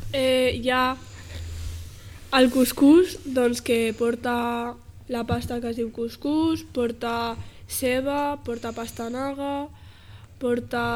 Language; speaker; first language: Catalan; early bilingual, other home language; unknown